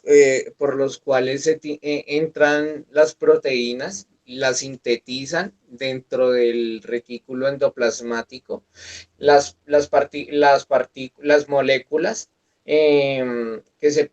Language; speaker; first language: Spanish; native; Spanish